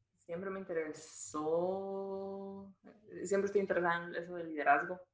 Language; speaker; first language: Spanish; native; Spanish